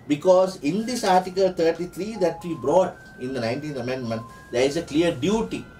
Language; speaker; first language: English; non-native, local second language; Sinhala